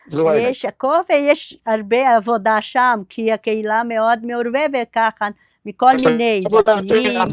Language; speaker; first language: Hebrew; non-native, fluent; Portuguese